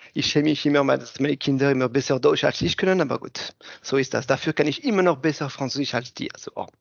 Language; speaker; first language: German; non-native, fluent; French